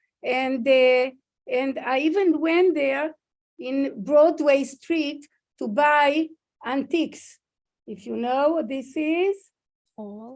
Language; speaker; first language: English; non-native, fluent; Hebrew